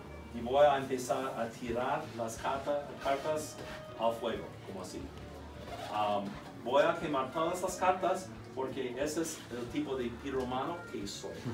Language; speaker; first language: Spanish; non-native, learner; English